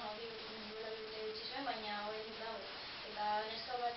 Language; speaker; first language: Basque; non-native, local second language; Spanish